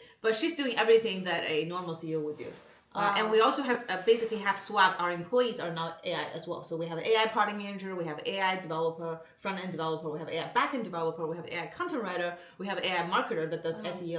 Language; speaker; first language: English; non-native, fluent; Chinese